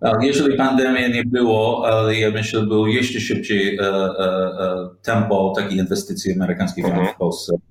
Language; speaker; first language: Polish; non-native, learner; English